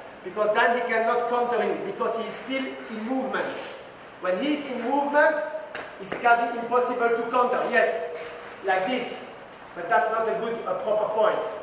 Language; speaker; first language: English; non-native, fluent; French